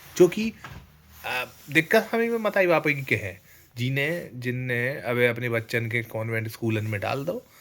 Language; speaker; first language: Hindi; native; Hindi